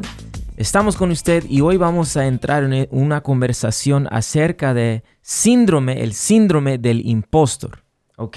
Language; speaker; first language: Spanish; non-native, fluent; English